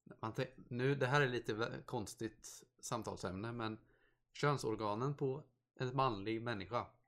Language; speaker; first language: Swedish; native; Swedish